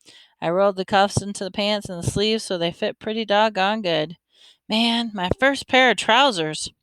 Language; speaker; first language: English; native; English